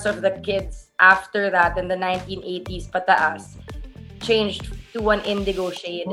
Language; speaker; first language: English; non-native, local second language; Filipino